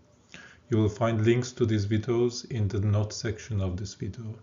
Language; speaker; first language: English; non-native, fluent; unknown